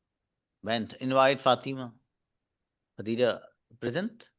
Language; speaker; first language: English; non-native, local second language; Hindi